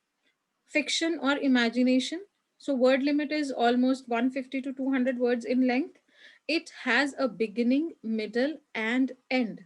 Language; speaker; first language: English; non-native, local second language; Hindi